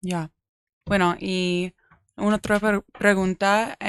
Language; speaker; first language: Spanish; non-native, learner; English